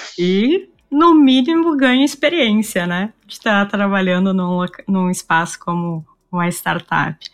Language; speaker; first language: Portuguese; native; Portuguese